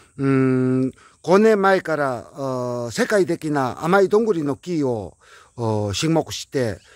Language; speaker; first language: Japanese; non-native, learner; Korean